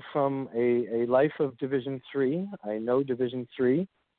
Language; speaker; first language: English; native; English